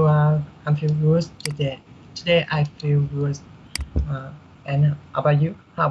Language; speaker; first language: English; non-native, learner; Vietnamese